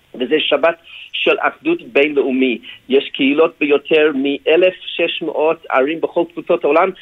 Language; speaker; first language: Hebrew; non-native, fluent; English